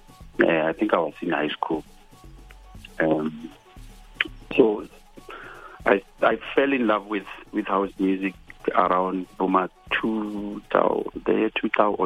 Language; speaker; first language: English; non-native, local second language; Tswana